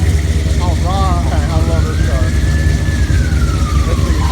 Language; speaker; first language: English; native; English